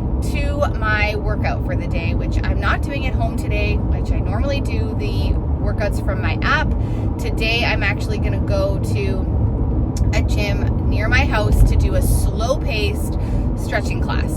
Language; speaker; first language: English; native; English